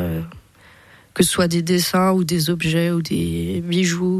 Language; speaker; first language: French; native; French